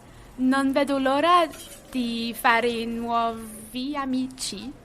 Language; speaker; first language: Italian; non-native, learner; English